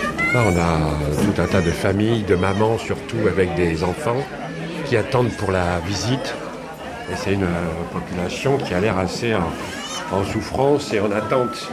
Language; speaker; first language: French; native; French